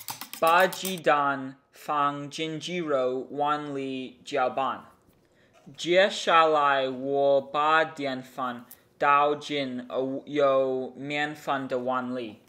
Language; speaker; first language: Chinese; non-native, learner; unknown